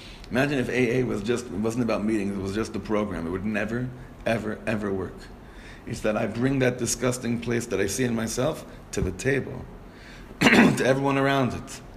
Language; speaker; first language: English; native; English